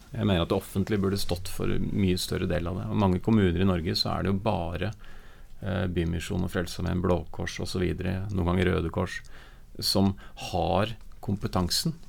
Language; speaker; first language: Norwegian; native; Norwegian